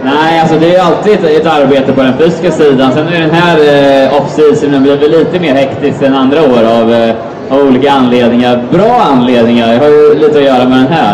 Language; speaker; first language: Swedish; native; Swedish